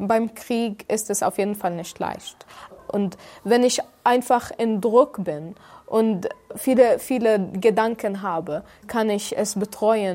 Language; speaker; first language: German; non-native, fluent; Arabic